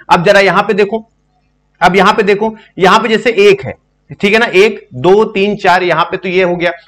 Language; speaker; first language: Hindi; native; Hindi